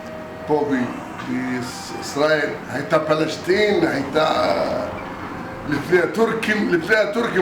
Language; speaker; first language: Hebrew; non-native, local second language; Arabic